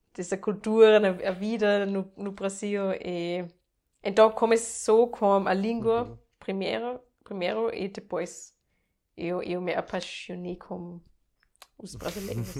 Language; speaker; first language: English; non-native, fluent; German